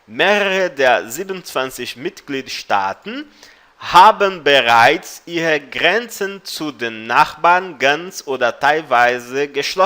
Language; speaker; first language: German; non-native, fluent; Portuguese